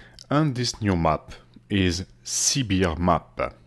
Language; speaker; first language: English; non-native, fluent; French